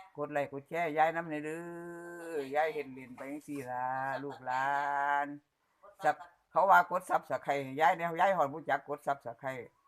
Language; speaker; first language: Thai; native; Thai